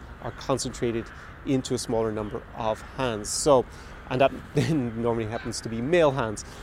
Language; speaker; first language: English; native; English